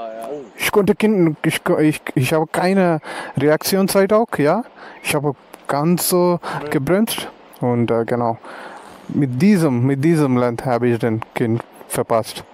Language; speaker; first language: German; non-native, learner; Telugu